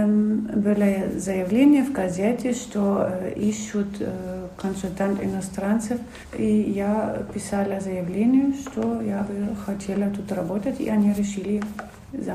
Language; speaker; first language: Russian; non-native, fluent; German